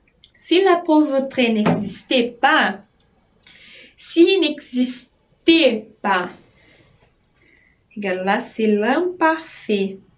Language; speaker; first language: French; non-native, fluent; Portuguese